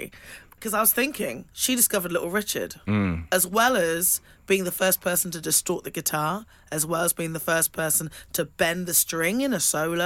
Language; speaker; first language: English; native; English